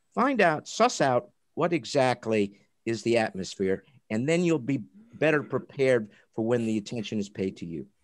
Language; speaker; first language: English; native; English